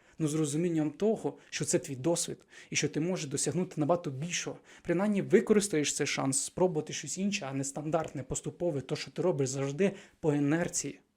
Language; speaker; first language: Ukrainian; non-native, local second language; Russian